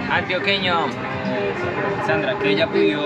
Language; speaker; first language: Spanish; native; Spanish